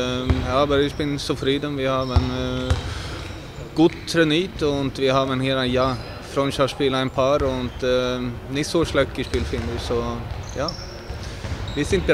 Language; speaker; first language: German; non-native, fluent; Swedish